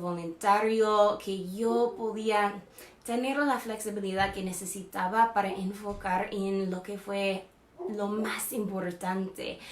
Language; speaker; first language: Spanish; non-native, fluent; English